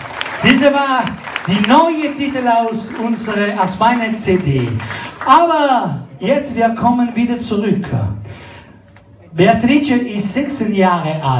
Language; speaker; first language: German; non-native, fluent; Italian